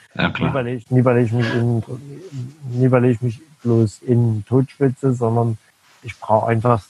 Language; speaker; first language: German; native; German